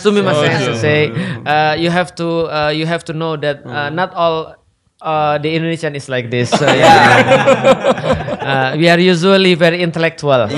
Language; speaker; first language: English; non-native, fluent; Indonesian